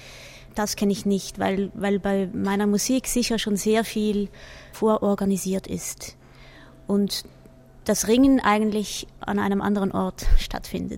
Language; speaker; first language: German; native; German